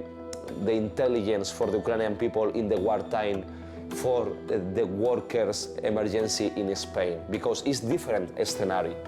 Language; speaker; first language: English; non-native, learner; Spanish